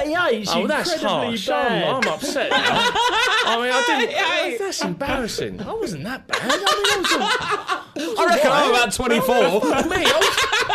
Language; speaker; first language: English; native; English